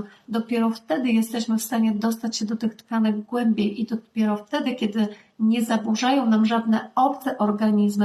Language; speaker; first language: Polish; native; Polish